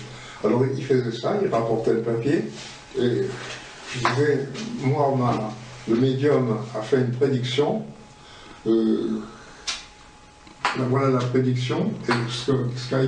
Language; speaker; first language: French; native; French